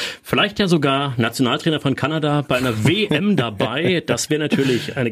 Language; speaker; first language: German; native; German